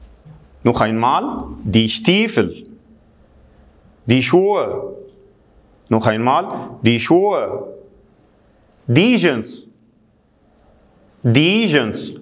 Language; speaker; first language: German; non-native, fluent; Arabic